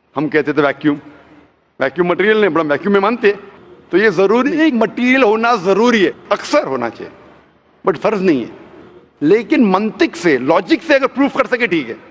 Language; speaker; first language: Hindi; non-native, local second language; Konkani